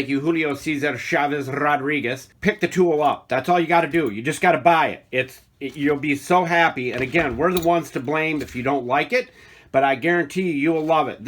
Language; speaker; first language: English; native; English